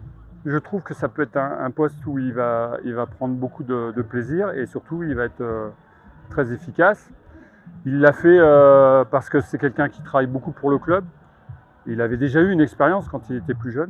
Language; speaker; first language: French; native; French